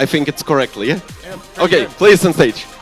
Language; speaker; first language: English; non-native, fluent; Lithuanian